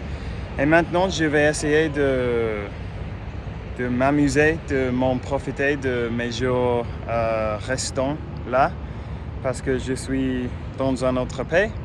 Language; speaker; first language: French; non-native, fluent; English